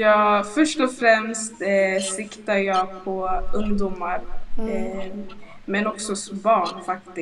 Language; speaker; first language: Swedish; early bilingual, other home language; Lingala